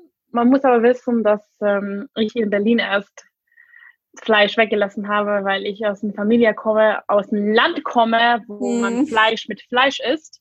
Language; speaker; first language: German; non-native, fluent; Hungarian